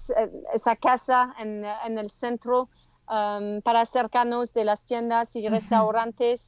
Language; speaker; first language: Spanish; non-native, learner; French